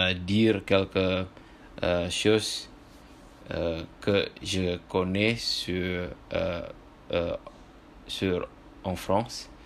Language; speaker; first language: French; non-native, learner; Indonesian